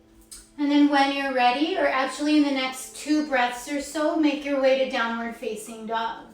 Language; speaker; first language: English; native; English